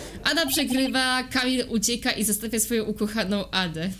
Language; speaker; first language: Polish; native; Polish